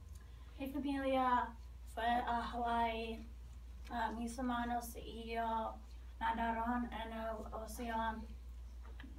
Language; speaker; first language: Spanish; non-native, learner; English